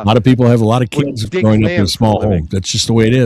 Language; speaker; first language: English; native; English